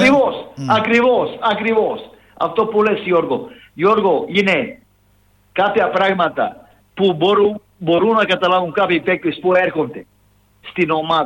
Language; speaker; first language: Greek; non-native, fluent; Serbian